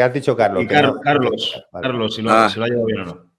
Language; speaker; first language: Spanish; native; Spanish